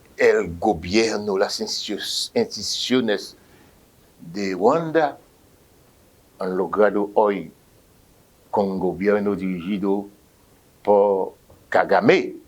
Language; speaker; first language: Spanish; non-native, fluent; French